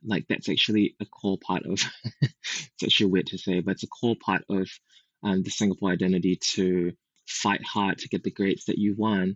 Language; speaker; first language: English; native; English